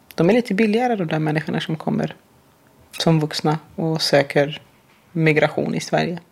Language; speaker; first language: Swedish; non-native, fluent; Arabic